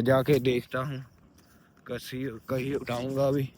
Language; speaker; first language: Hindi; non-native, local second language; Punjabi